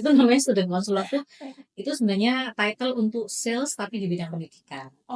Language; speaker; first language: Indonesian; native; Indonesian